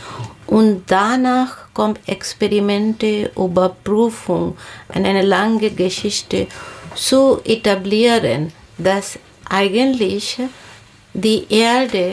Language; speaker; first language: German; non-native, learner; Bangla